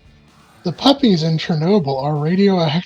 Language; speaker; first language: English; native; English